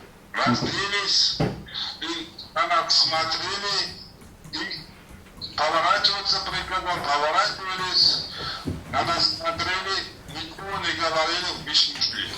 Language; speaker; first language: Russian; non-native, learner; Uzbek